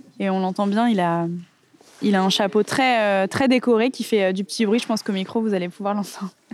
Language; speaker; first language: French; native; French